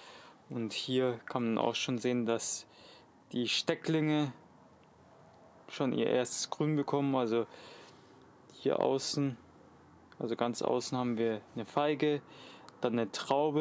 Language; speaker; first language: German; native; German